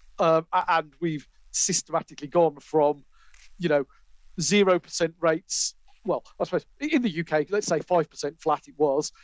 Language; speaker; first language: English; native; English